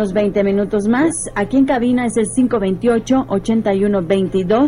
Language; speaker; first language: Spanish; native; Spanish